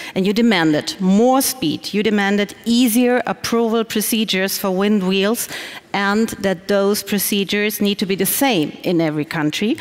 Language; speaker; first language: English; non-native, fluent; German